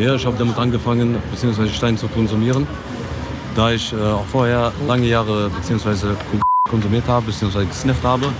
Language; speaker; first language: German; native; German